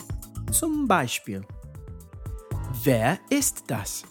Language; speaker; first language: German; non-native, fluent; English